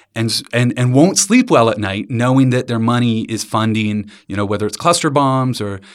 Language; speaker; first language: English; native; English